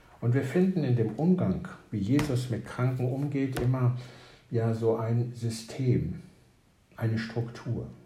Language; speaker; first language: German; native; German